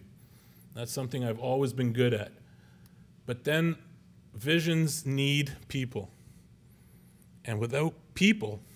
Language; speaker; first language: English; native; English